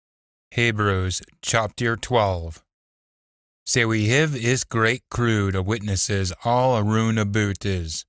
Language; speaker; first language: English; native; English